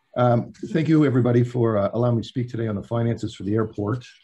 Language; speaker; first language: English; native; English